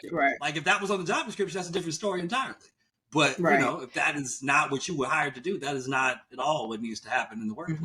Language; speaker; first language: English; native; English